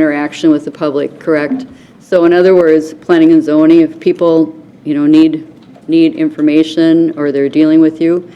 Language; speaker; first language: English; native; English